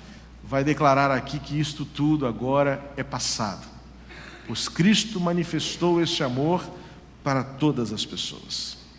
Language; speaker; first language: Portuguese; native; Portuguese